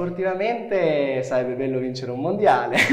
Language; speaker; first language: Italian; native; Italian